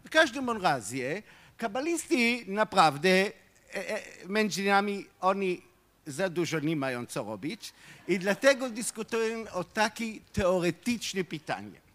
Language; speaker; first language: Polish; non-native, fluent; Hebrew